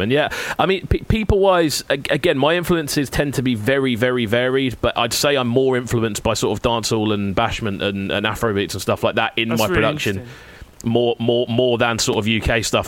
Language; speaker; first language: English; native; English